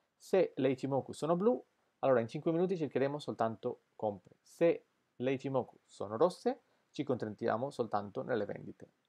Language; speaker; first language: Italian; non-native, fluent; Spanish